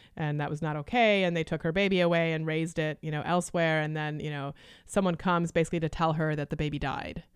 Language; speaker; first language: English; early bilingual, other home language; Lithuanian